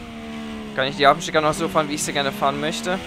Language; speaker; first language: German; native; German